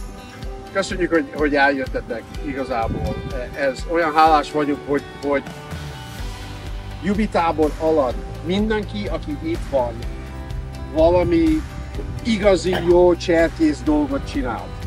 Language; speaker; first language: Hungarian; early bilingual, heritage; Hungarian